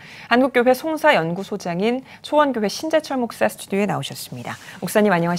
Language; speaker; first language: Korean; native; Korean